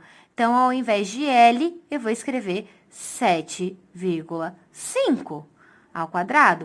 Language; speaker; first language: Portuguese; native; Portuguese